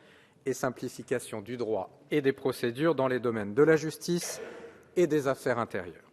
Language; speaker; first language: French; native; French